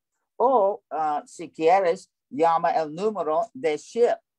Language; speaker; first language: Spanish; non-native, learner; English